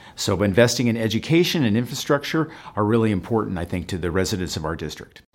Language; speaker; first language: English; native; English